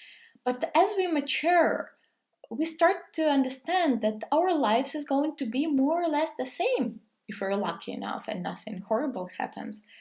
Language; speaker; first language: English; non-native, fluent; Russian